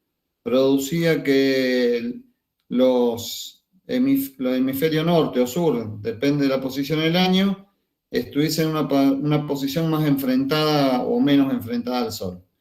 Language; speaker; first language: Spanish; native; Spanish